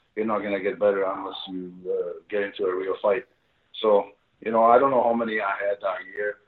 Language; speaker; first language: English; non-native, fluent; Czech